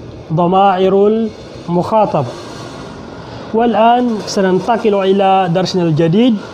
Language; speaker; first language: Arabic; non-native, fluent; Filipino